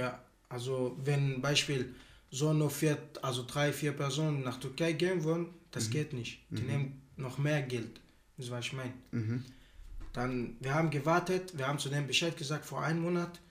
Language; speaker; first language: German; non-native, learner; Arabic